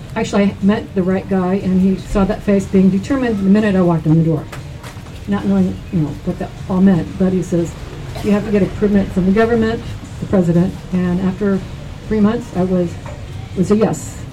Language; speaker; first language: English; native; English